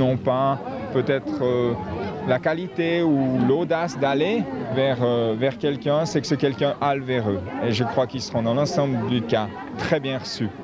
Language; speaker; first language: French; native; French